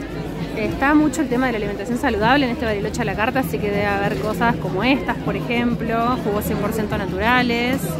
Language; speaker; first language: Spanish; native; Spanish